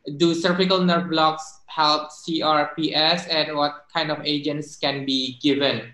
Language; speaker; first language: English; non-native, fluent; Indonesian